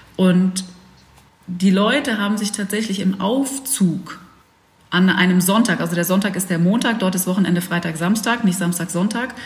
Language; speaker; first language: German; early bilingual, other home language; Dutch